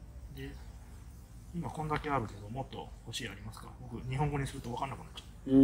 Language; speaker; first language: Japanese; non-native, fluent; Thai